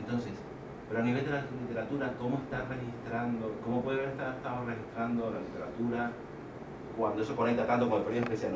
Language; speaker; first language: Spanish; native; Spanish